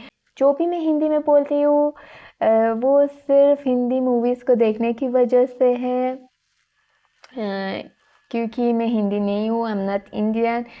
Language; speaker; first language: Hindi; non-native, fluent; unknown